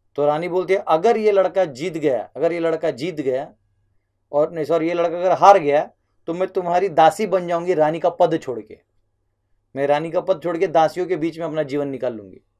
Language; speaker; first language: Hindi; native; Hindi